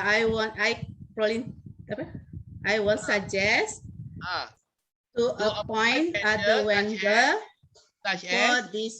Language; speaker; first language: English; non-native, learner; Malay